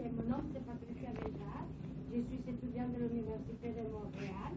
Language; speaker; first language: French; non-native, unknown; Spanish